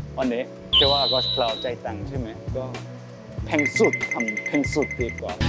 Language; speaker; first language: Thai; non-native, learner; Korean